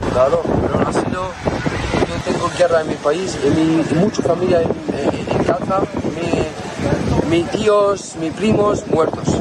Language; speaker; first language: Spanish; non-native, learner; Arabic